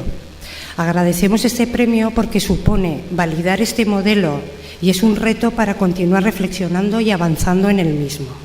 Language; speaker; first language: Spanish; native; Spanish